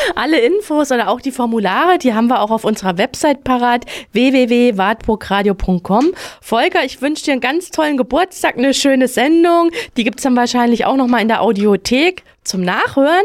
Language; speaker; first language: German; native; German